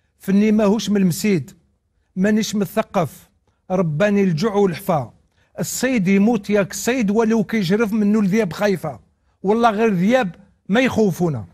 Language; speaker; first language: Arabic; non-native, local second language; Kabyle